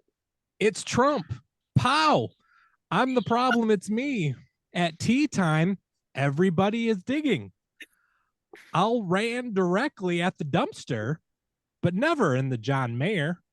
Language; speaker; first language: English; native; English